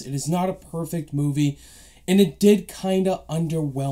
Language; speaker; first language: English; native; English